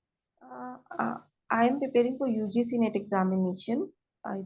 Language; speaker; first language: English; non-native, learner; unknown